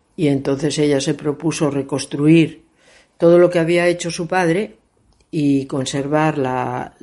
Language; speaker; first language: Spanish; native; Spanish